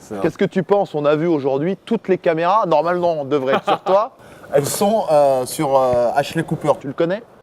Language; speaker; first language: French; native; French